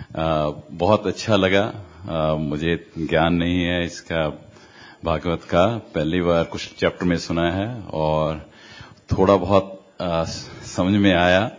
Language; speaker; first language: Hindi; non-native, local second language; Punjabi